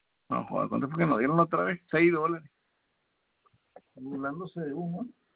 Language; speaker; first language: Spanish; native; Spanish